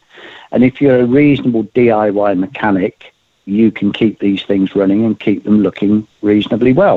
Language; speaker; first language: English; native; English